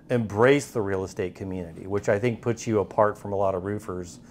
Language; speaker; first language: English; native; English